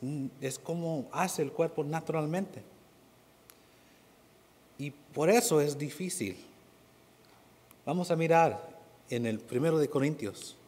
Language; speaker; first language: Spanish; non-native, fluent; English